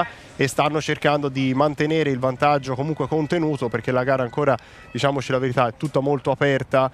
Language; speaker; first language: Italian; native; Italian